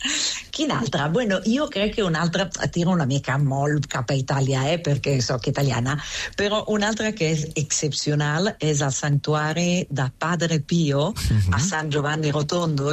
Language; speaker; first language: Catalan; non-native, fluent; Italian